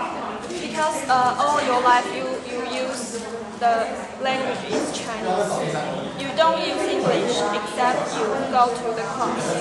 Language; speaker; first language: English; non-native, fluent; Chinese